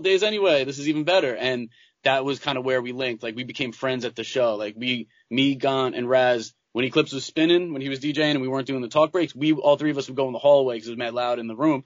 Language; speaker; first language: English; native; English